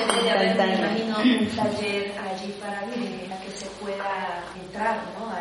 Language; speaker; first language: Spanish; native; Spanish